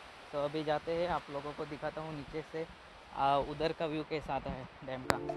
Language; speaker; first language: Hindi; non-native, local second language; Gujarati